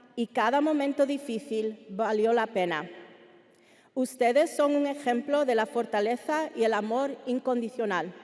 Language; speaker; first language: Spanish; early bilingual, heritage; Spanish